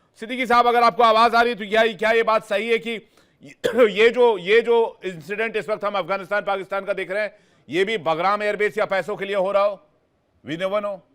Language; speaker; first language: Hindi; native; Hindi